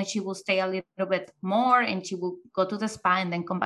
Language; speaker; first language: English; non-native, fluent; Spanish